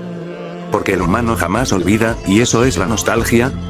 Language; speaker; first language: Spanish; native; Spanish